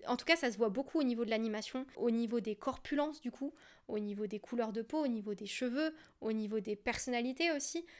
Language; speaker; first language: French; native; French